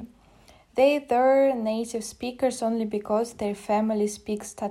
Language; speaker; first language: English; non-native, fluent; Russian